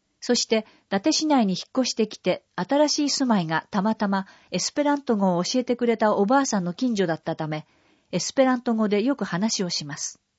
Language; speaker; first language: Japanese; non-native, fluent; English